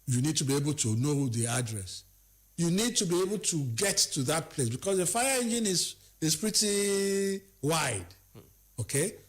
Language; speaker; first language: English; non-native, local second language; Yoruba